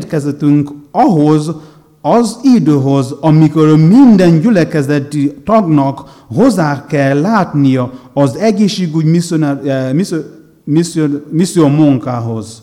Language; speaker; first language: Hungarian; non-native, learner; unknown